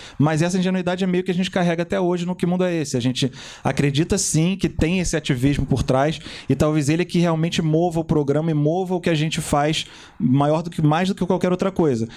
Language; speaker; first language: Portuguese; native; Portuguese